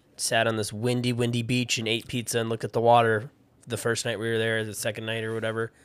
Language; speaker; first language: English; native; English